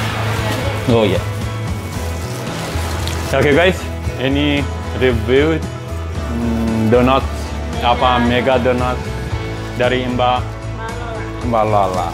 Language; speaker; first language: Indonesian; non-native, learner; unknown